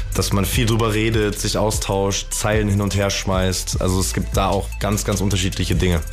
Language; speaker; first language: German; native; German